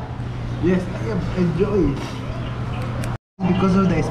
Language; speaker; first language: English; non-native, learner; Spanish